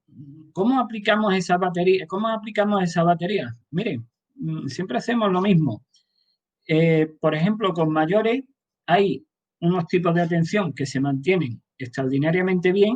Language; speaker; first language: Spanish; native; Spanish